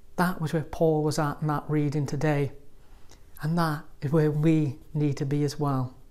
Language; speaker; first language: English; native; English